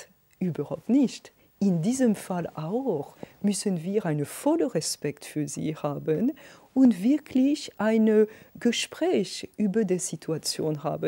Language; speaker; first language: German; non-native, fluent; French